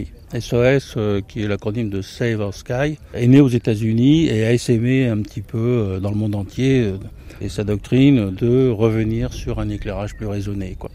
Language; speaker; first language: French; native; French